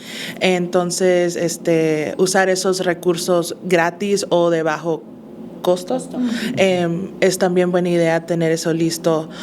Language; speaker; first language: Spanish; early bilingual, other home language; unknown